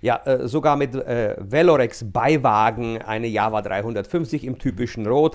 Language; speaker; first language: German; non-native, fluent; Czech